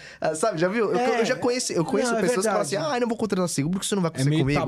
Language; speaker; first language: Portuguese; native; Portuguese